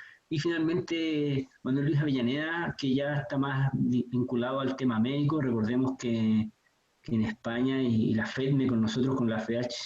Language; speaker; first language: Spanish; native; Spanish